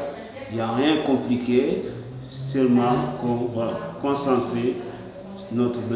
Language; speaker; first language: French; non-native, learner; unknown